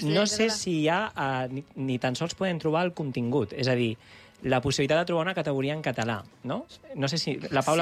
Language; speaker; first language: Catalan; native; Catalan